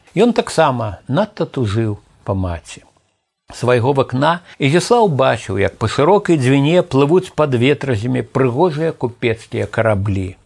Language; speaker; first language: Belarusian; native; Belarusian